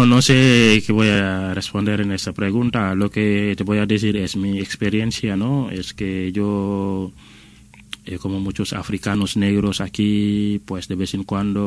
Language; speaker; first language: Spanish; non-native, fluent; Wolof